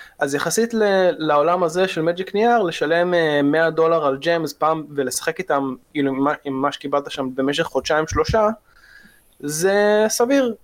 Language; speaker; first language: Hebrew; native; Hebrew